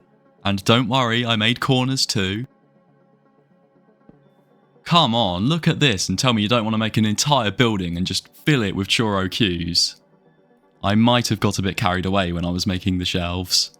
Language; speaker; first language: English; native; English